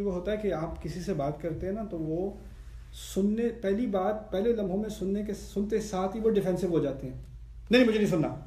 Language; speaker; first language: Urdu; early bilingual, heritage; Urdu